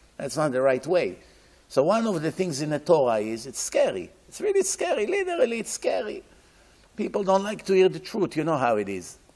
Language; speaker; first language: English; non-native, fluent; Hebrew